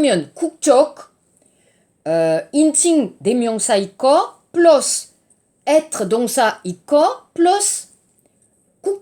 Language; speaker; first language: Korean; non-native, learner; French